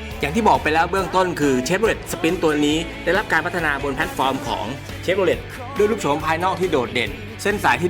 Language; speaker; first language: Thai; native; Thai